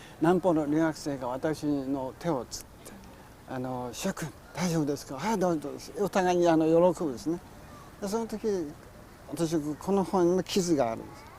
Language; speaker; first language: Japanese; non-native, fluent; Chinese